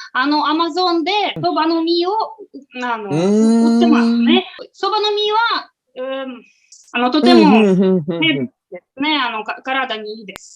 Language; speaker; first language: Japanese; non-native, fluent; Russian